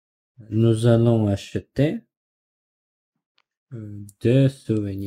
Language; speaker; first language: French; non-native, learner; Russian